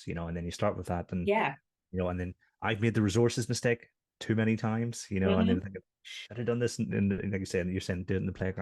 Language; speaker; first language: English; native; English